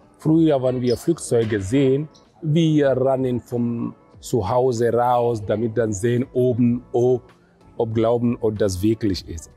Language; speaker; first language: German; non-native, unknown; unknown